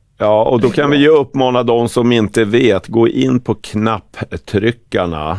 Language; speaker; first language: Swedish; native; Swedish